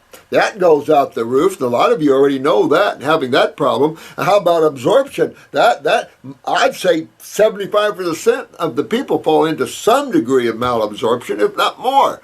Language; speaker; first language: English; native; English